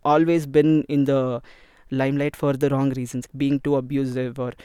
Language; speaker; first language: English; non-native, local second language; Kannada